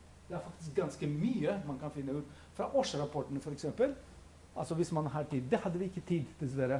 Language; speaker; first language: Norwegian; non-native, fluent; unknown